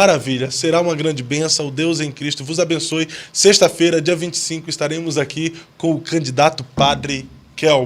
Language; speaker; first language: Portuguese; native; Portuguese